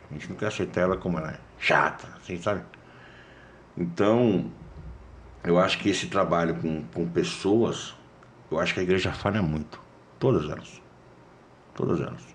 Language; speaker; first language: Portuguese; native; Portuguese